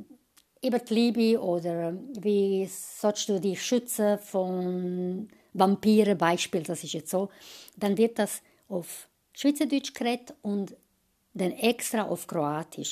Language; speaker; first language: German; non-native, fluent; Croatian